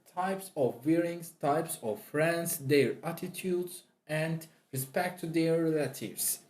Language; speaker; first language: English; non-native, fluent; Turkish